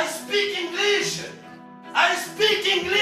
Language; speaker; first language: English; non-native, learner; French